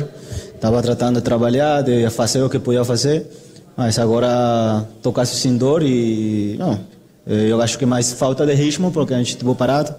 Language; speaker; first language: Portuguese; non-native, fluent; Spanish